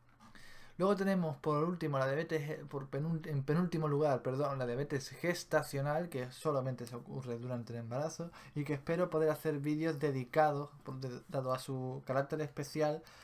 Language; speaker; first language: Spanish; native; Spanish